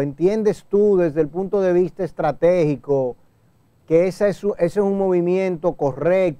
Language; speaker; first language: Spanish; native; Spanish